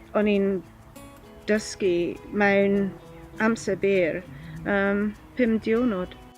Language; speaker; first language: Welsh; non-native, learner; English